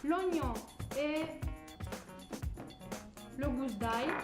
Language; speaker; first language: French; non-native, learner; Spanish